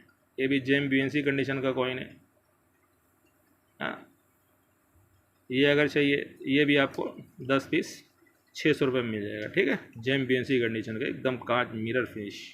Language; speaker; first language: Hindi; native; Hindi